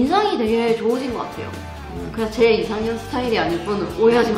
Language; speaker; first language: Korean; native; Korean